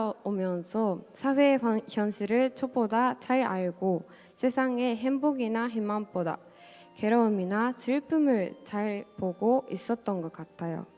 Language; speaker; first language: Korean; non-native, fluent; Japanese